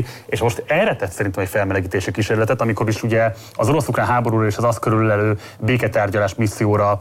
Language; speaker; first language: Hungarian; native; Hungarian